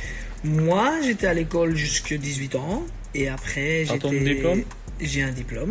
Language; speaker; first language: French; non-native, learner; Dutch